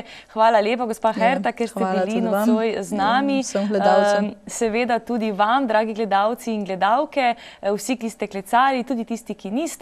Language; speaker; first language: Slovenian; native; Slovenian